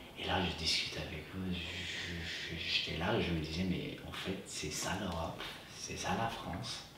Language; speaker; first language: French; non-native, fluent; Persian